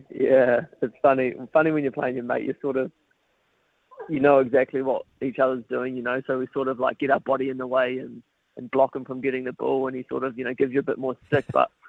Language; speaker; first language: English; native; English